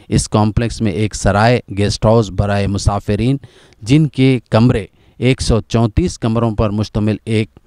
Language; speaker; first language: Hindi; non-native, local second language; Urdu